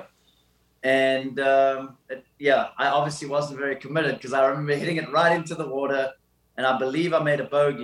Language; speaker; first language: English; native; English